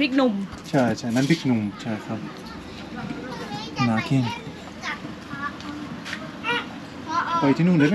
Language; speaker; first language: Thai; non-native, learner; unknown